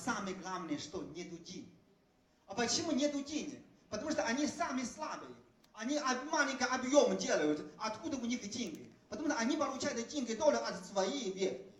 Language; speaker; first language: Russian; non-native, fluent; Chinese